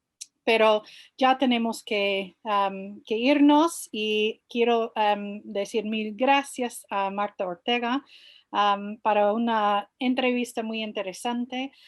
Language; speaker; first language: Spanish; non-native, fluent; English